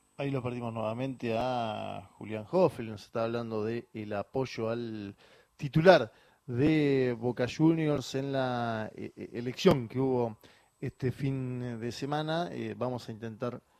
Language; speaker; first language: Spanish; native; Spanish